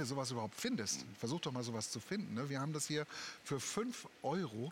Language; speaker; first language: German; native; German